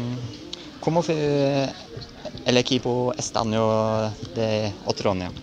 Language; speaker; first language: Spanish; non-native, learner; Norwegian